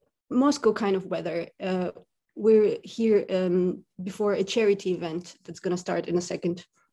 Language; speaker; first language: English; non-native, fluent; Russian